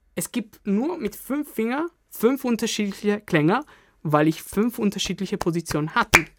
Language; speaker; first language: German; non-native, fluent; Italian